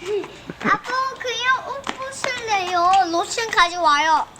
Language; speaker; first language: Korean; early bilingual, heritage; Korean